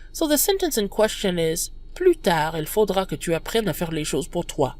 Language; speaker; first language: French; non-native, fluent; English